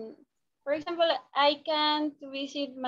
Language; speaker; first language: English; non-native, learner; Spanish